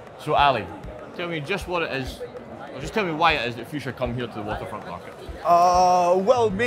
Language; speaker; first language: English; native; English